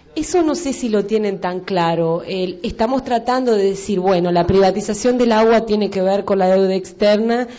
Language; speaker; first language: Spanish; native; Spanish